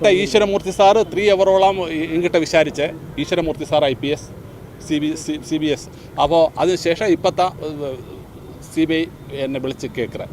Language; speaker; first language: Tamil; non-native, learner; Malayalam